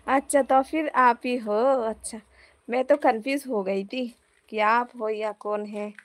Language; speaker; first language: Hindi; non-native, local second language; Bangla